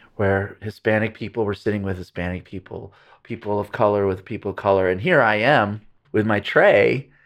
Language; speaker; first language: English; early bilingual, other home language; Arabic